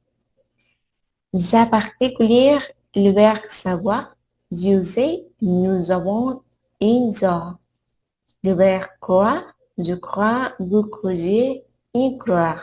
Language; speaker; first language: French; non-native, learner; Spanish